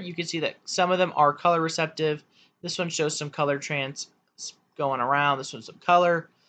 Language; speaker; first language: English; native; English